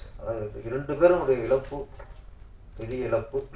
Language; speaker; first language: Tamil; native; Tamil